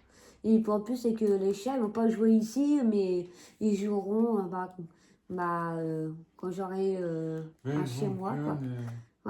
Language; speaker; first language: French; native; French